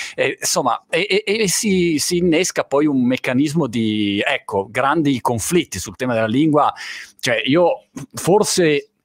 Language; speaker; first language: Italian; native; Italian